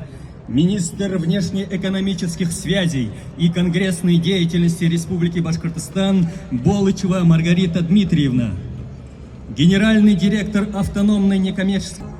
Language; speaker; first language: Russian; native; Russian